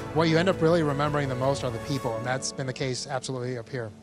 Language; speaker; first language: English; early bilingual, other home language; Spanish